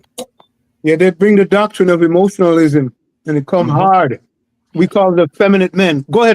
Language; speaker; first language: English; native; English